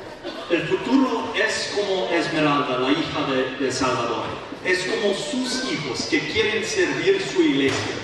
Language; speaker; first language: Spanish; non-native, learner; English